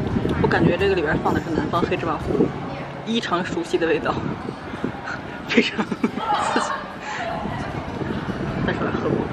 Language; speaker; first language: Chinese; native; Chinese